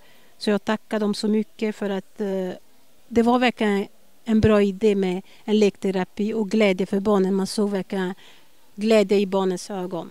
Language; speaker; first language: Swedish; non-native, fluent; Lingala